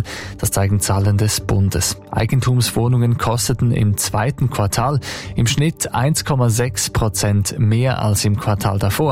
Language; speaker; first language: German; native; German